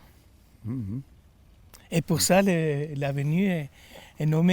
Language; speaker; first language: French; non-native, fluent; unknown